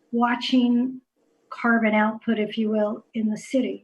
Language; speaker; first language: English; native; English